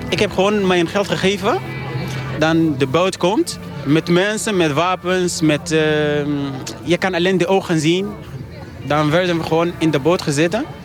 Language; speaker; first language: Dutch; non-native, fluent; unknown